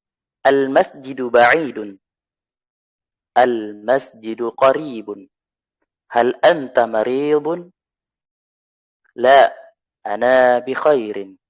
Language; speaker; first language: Arabic; non-native, fluent; Indonesian